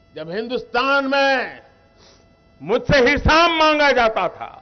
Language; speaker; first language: Hindi; non-native, local second language; Gujarati